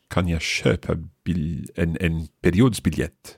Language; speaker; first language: Swedish; non-native, learner; English